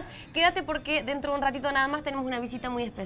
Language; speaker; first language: Spanish; native; Spanish